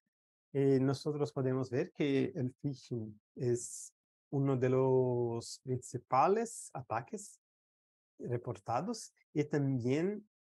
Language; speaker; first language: Spanish; non-native, fluent; Portuguese